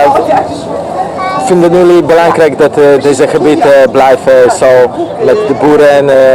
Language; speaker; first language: Dutch; non-native, learner; Polish